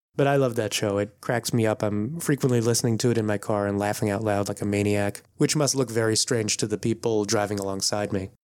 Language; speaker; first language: English; native; English